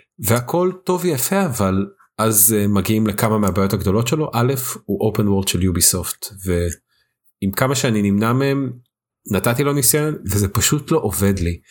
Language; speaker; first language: Hebrew; native; Hebrew